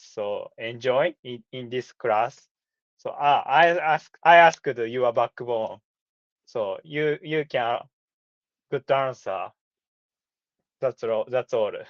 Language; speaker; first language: English; non-native, learner; Japanese